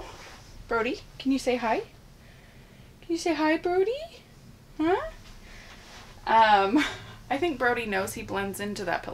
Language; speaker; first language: English; native; English